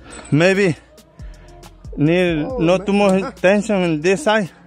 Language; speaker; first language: English; non-native, learner; Spanish